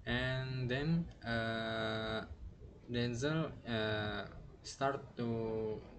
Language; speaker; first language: English; non-native, learner; Indonesian